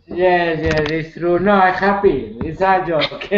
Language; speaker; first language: English; non-native, learner; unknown